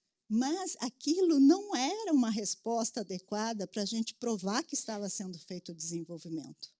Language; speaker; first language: Portuguese; native; Portuguese